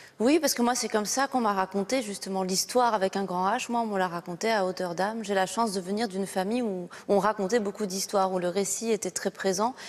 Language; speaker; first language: French; native; French